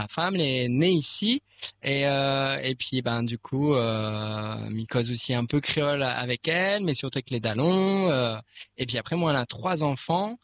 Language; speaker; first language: French; native; French